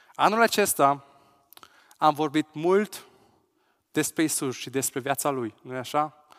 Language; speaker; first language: Romanian; non-native, local second language; Hungarian